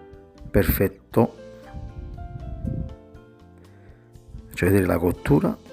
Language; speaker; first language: Italian; native; Italian